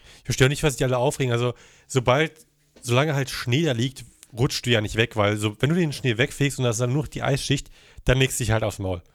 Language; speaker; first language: German; native; German